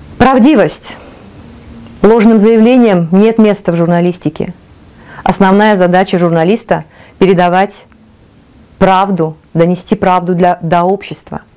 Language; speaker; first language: Russian; non-native, local second language; Tajik